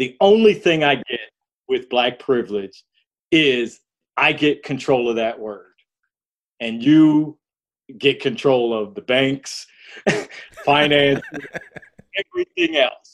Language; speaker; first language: English; native; English